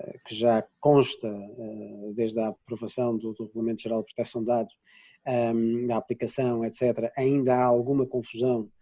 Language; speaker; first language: Portuguese; native; Portuguese